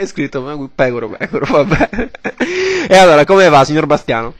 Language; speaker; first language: Italian; native; Italian